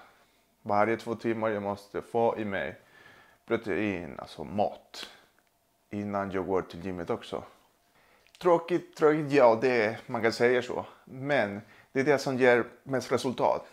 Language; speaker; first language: Swedish; non-native, fluent; Spanish